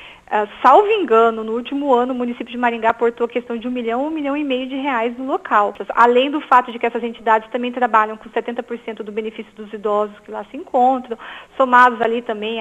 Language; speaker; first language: Portuguese; native; Portuguese